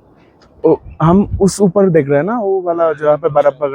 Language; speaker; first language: Hindi; non-native, local second language; Bangla